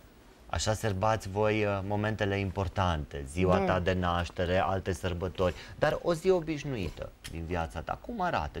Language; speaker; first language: Romanian; native; Romanian